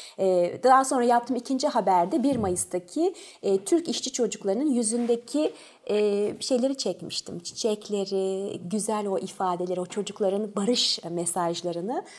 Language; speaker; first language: Turkish; early bilingual, other home language; French